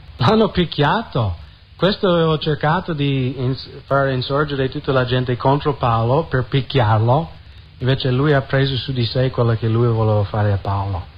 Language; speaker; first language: Italian; non-native, fluent; English